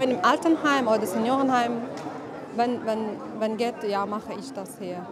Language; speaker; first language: German; non-native, learner; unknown